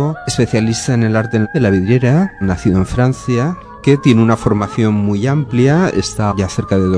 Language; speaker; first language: Spanish; native; Spanish